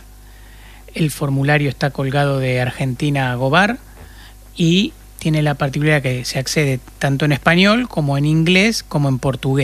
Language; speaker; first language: Spanish; native; Spanish